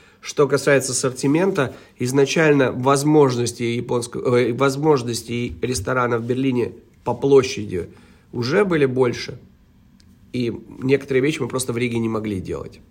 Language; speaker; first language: Russian; early bilingual, heritage; Russian